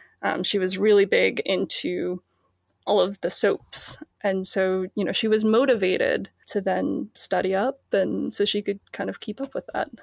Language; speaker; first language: English; native; English